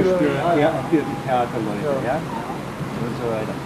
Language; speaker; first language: German; non-native, fluent; Czech